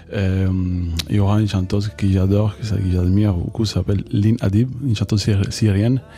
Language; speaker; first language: French; non-native, fluent; Spanish